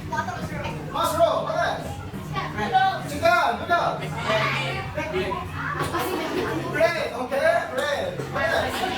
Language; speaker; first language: English; non-native, learner; Indonesian